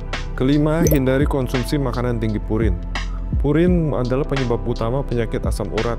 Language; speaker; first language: Indonesian; native; Indonesian